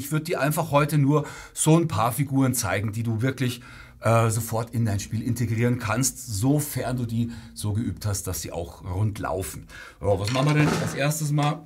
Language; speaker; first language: German; native; German